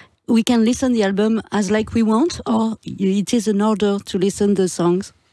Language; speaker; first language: English; non-native, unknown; French